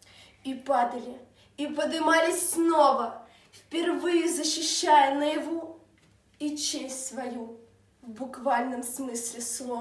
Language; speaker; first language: Russian; native; Russian